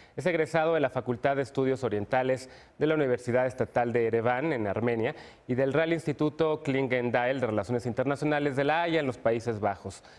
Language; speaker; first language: Spanish; native; Spanish